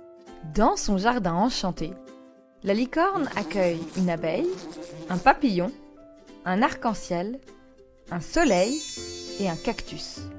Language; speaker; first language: French; native; French